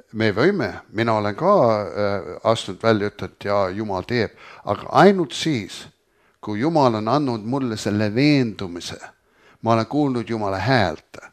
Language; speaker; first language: Estonian; early bilingual, heritage; Estonian